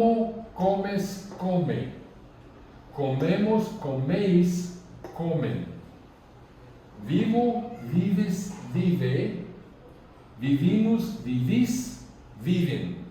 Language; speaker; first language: Spanish; non-native, learner; English